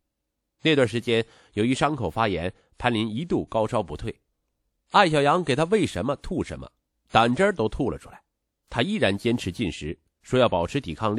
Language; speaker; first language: Chinese; native; Chinese